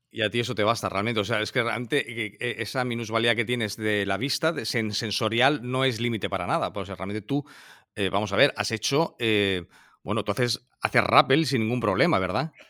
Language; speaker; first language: Spanish; non-native, local second language; Catalan